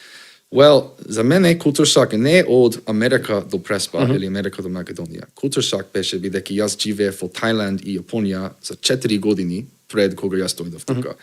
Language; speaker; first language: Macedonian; non-native, learner; English